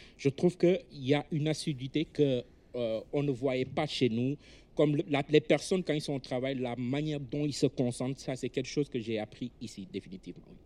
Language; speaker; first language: French; non-native, local second language; Wolof